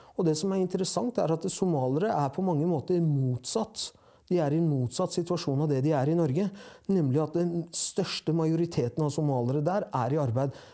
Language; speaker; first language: Norwegian; early bilingual, other home language; Persian